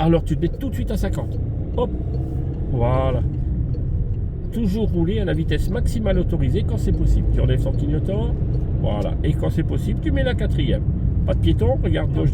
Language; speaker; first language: French; native; French